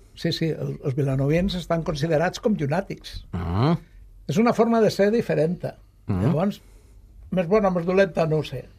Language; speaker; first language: Catalan; native; Catalan